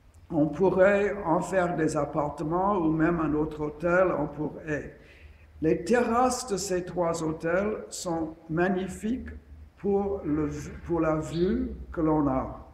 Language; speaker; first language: French; non-native, fluent; English